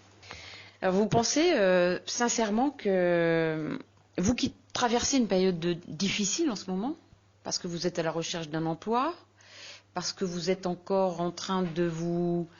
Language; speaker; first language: French; native; French